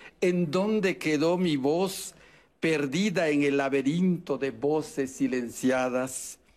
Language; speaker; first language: Spanish; non-native, local second language; Yucateco